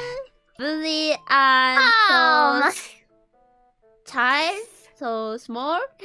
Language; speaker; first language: English; non-native, learner; Japanese